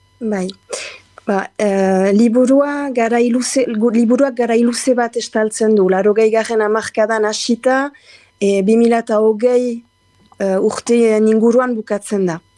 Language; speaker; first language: Basque; native; Basque